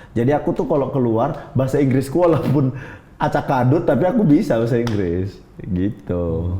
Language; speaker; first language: Indonesian; non-native, local second language; Min Nan Chinese